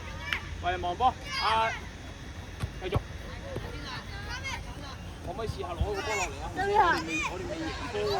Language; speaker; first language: Cantonese; native; Cantonese